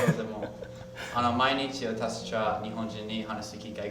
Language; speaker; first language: Japanese; non-native, learner; English